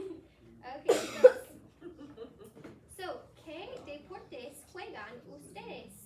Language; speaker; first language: Spanish; non-native, fluent; English